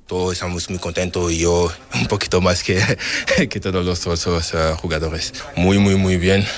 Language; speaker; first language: Spanish; non-native, learner; French